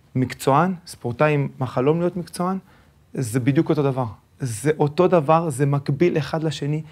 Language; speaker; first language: Hebrew; early bilingual, other home language; Spanish